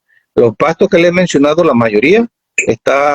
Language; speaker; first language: Spanish; native; Spanish